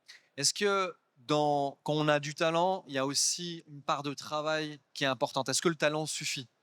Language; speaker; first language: French; native; French